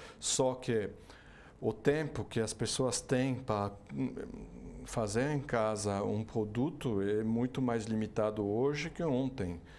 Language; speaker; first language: Portuguese; non-native, fluent; French